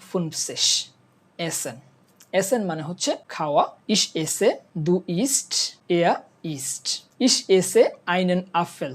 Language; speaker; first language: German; non-native, fluent; Bangla